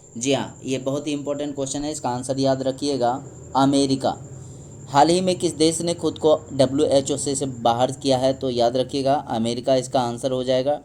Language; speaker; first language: Hindi; native; Hindi